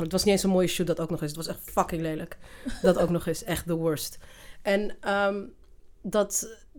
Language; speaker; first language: Dutch; early bilingual, other home language; Riffian